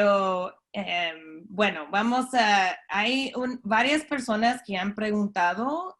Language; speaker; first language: Spanish; non-native, fluent; English